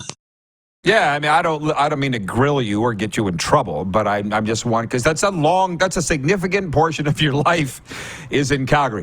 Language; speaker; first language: English; native; English